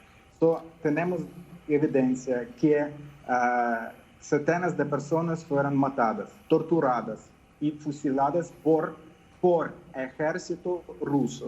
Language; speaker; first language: Spanish; non-native, fluent; Ukrainian